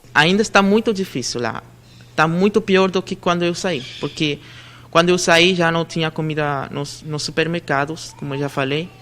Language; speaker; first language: Portuguese; non-native, fluent; Spanish